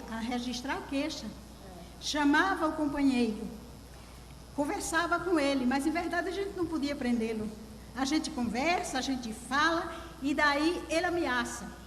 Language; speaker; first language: Portuguese; native; Portuguese